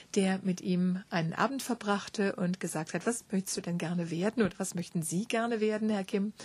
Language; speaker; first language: German; native; German